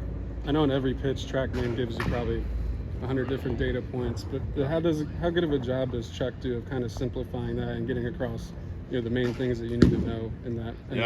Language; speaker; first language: English; native; English